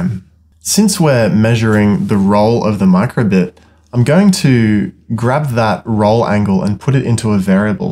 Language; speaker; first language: English; native; English